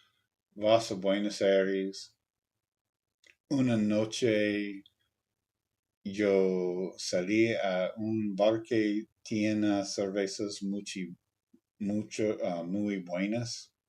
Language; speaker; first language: Spanish; non-native, learner; English